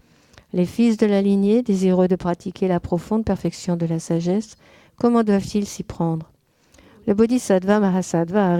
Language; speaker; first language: French; native; French